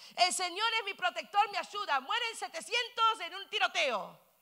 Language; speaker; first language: Spanish; early bilingual, heritage; Spanish